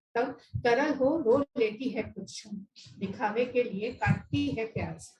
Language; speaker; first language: Hindi; non-native, local second language; Marathi